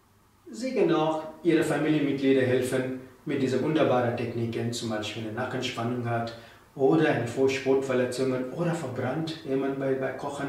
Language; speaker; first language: German; non-native, learner; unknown